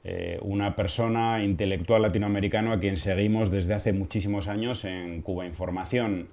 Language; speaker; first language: Spanish; native; Spanish